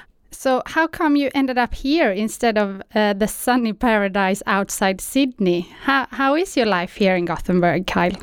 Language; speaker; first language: English; non-native, fluent; Swedish